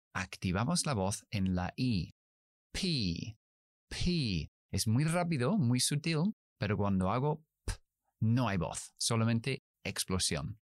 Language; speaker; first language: Spanish; non-native, fluent; English